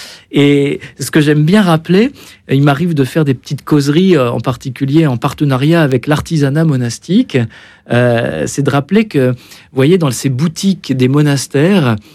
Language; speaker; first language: French; native; French